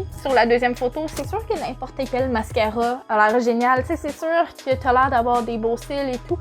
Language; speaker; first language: French; native; French